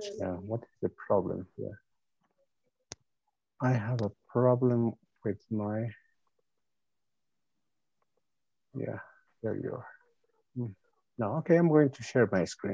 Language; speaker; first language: English; non-native, fluent; Spanish